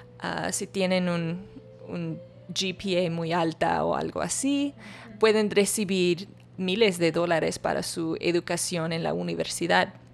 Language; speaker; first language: Spanish; non-native, learner; English